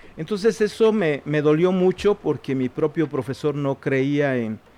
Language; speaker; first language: Spanish; non-native, local second language; Zapotec